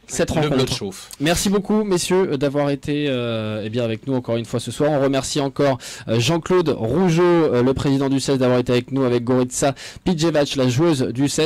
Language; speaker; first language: French; native; French